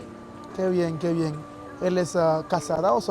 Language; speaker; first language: Spanish; non-native, learner; Haitian Creole